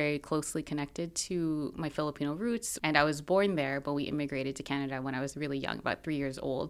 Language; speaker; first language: English; native; English